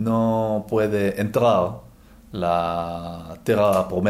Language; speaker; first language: Spanish; non-native, learner; Hebrew